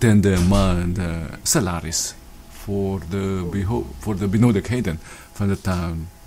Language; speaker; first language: Dutch; non-native, learner; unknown